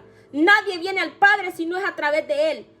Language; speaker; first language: Spanish; native; Spanish